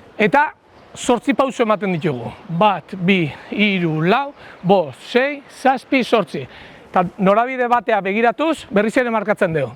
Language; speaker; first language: Basque; native; Basque